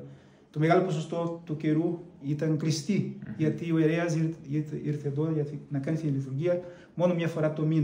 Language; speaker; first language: Greek; non-native, fluent; Portuguese